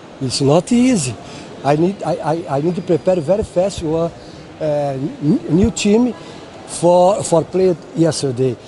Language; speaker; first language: English; non-native, learner; Portuguese